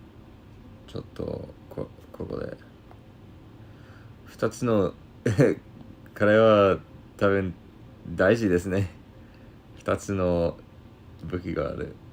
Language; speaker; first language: Japanese; non-native, learner; English